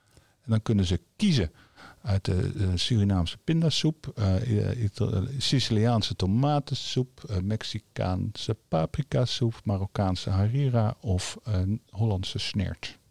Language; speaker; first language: Dutch; native; Dutch